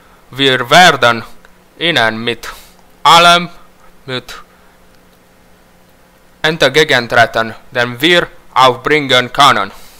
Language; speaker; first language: German; non-native, learner; Romanian